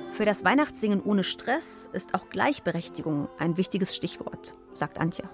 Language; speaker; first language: German; native; German